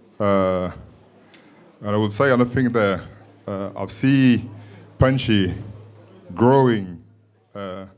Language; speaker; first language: English; non-native, fluent; French